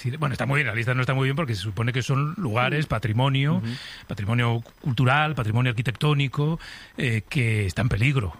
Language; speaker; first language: Spanish; native; Spanish